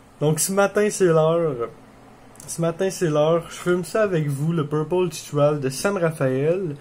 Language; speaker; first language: French; native; French